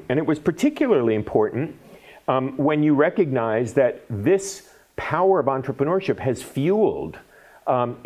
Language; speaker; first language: English; native; English